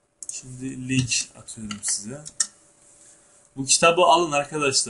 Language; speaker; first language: Turkish; native; Turkish